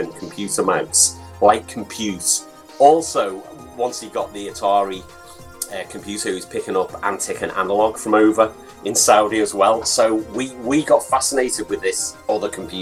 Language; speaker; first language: English; native; English